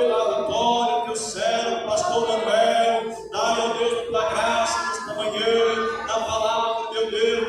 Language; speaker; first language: Portuguese; native; Portuguese